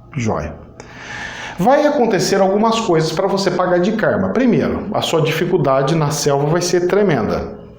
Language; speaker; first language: Portuguese; native; Portuguese